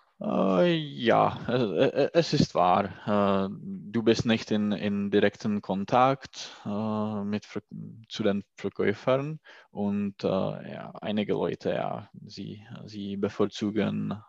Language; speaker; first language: German; non-native, learner; Czech